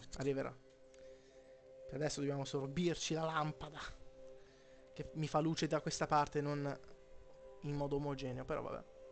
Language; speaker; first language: Italian; native; Italian